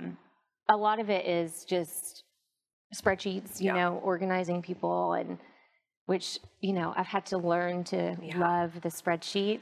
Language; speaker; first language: English; native; English